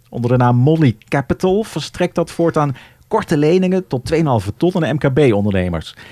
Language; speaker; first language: Dutch; native; Dutch